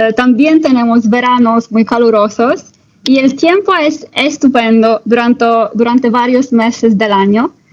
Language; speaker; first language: Spanish; non-native, learner; Polish